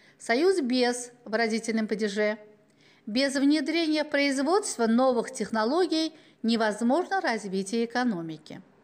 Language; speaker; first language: Russian; non-native, local second language; Uzbek